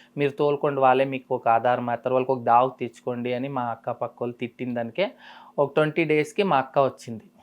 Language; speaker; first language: Telugu; native; Telugu